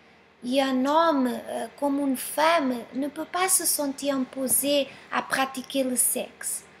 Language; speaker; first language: French; non-native, fluent; Portuguese